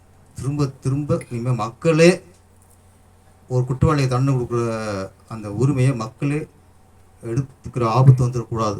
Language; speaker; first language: Tamil; native; Tamil